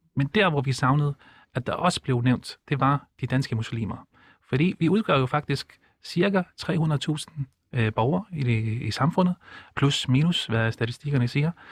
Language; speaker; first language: Danish; early bilingual, other home language; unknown